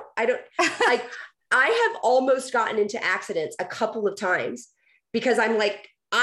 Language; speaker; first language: English; native; English